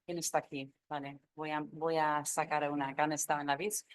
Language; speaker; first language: Spanish; non-native, fluent; English